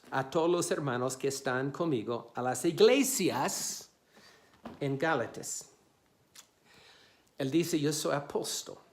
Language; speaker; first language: Spanish; non-native, fluent; English